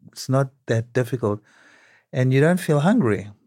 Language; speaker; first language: English; native; English